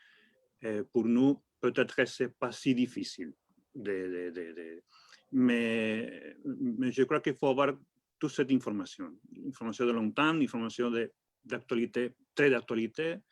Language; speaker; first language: French; non-native, fluent; Spanish